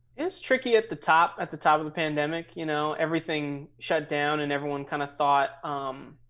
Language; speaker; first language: English; native; English